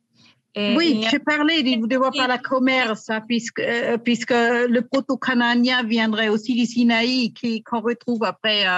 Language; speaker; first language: French; native; French